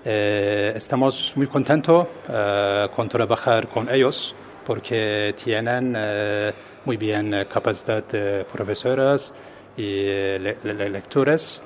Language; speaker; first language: Spanish; non-native, learner; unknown